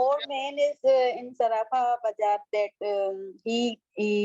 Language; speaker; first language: English; non-native, learner; Hindi